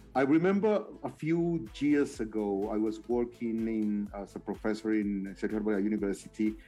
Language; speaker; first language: English; non-native, fluent; Spanish